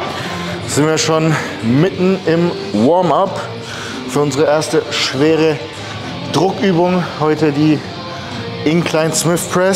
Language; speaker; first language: German; native; German